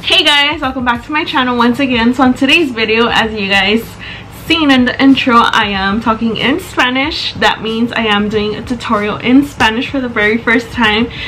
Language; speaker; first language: English; early bilingual, other home language; Spanish